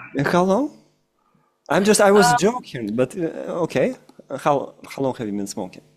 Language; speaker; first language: English; non-native, fluent; Russian